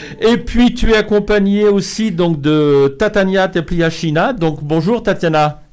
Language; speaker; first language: French; native; French